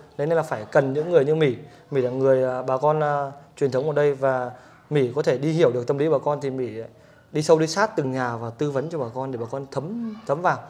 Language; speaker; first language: Vietnamese; native; Vietnamese